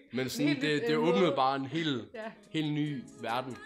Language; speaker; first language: Danish; native; Danish